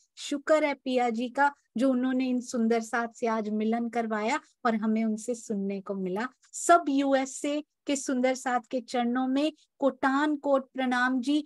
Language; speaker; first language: Hindi; native; Hindi